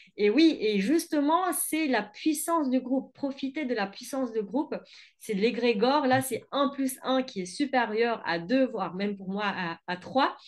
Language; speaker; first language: French; non-native, fluent; Vietnamese